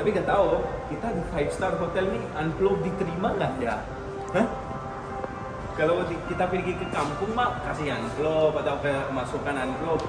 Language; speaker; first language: Indonesian; non-native, fluent; Urdu